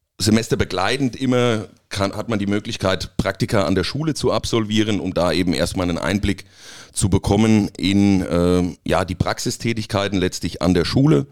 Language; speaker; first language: German; native; German